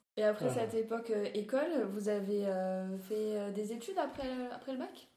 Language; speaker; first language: French; native; French